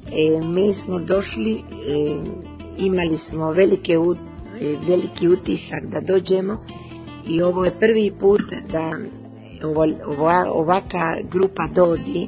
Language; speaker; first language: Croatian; early bilingual, heritage; Serbian